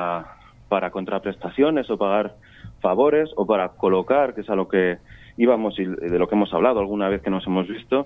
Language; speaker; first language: Spanish; native; Spanish